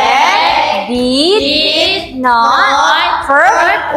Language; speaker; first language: English; non-native, learner; Indonesian